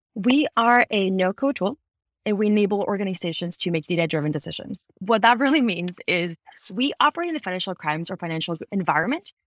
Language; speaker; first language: English; non-native, fluent; Spanish